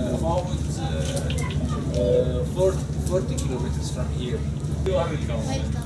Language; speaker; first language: English; non-native, fluent; Arabic